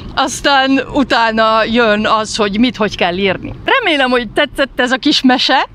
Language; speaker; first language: Hungarian; early bilingual, heritage; Hungarian